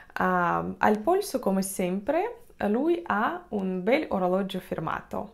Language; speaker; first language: Italian; non-native, fluent; Russian